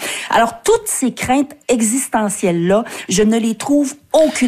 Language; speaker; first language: French; native; French